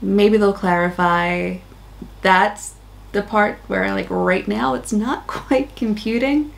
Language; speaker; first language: English; native; English